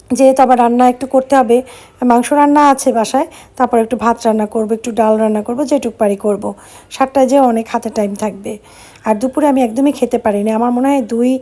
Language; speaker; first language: Bangla; early bilingual, heritage; Bangla